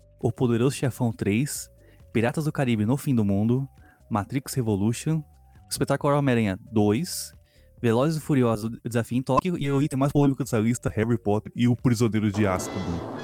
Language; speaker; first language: Portuguese; native; Portuguese